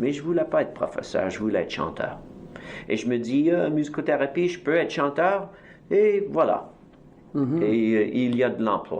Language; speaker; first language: French; native; French